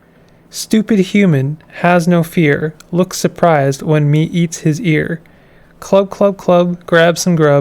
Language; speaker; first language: English; native; English